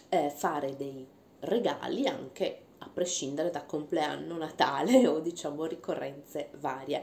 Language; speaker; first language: Italian; native; Italian